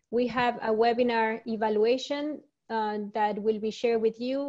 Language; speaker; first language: English; non-native, fluent; Spanish